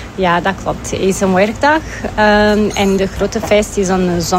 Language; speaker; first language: Dutch; non-native, learner; Portuguese